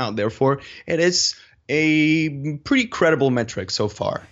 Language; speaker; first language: English; non-native, fluent; Spanish